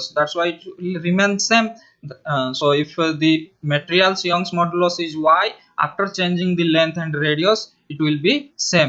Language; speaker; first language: English; non-native, local second language; Hindi